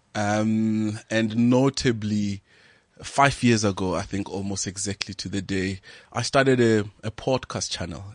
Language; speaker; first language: English; non-native, local second language; Venda